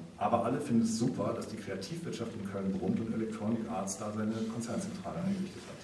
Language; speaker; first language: German; native; German